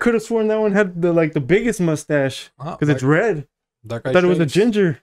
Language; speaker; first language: English; native; English